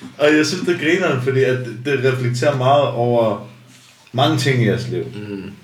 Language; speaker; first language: Danish; early bilingual, other home language; Armenian